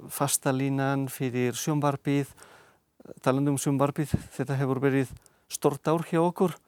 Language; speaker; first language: Icelandic; non-native, fluent; Spanish